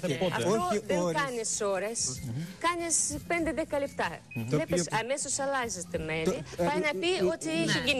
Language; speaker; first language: Greek; non-native, fluent; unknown